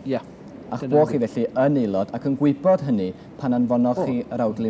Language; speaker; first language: Welsh; native; Welsh